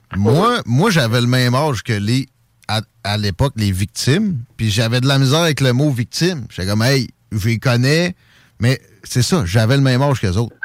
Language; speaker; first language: French; native; French